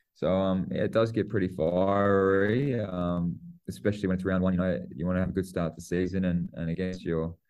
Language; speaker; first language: English; native; English